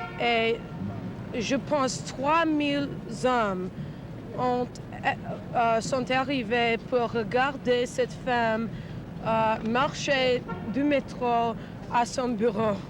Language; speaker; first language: French; non-native, learner; English